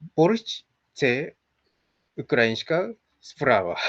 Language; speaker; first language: Ukrainian; non-native, learner; Japanese